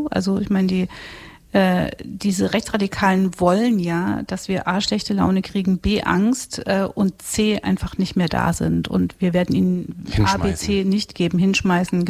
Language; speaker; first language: German; native; German